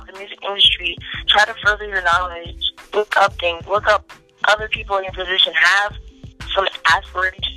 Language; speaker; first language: English; native; English